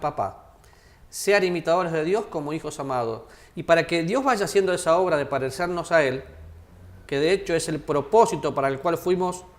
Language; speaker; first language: Spanish; native; Spanish